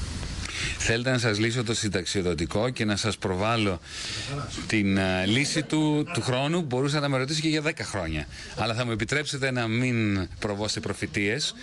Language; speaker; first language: Greek; native; Greek